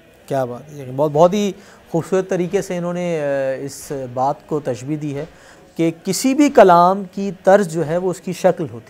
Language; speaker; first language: Urdu; native; Urdu